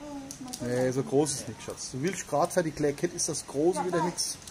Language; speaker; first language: German; native; German